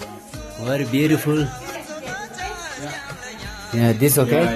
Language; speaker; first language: English; non-native, local second language; Ladakhi